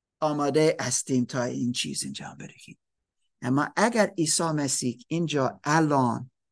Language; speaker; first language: Persian; non-native, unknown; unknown